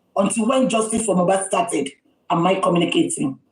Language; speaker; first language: English; non-native, local second language; Yoruba